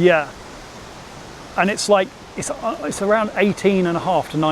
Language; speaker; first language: English; native; English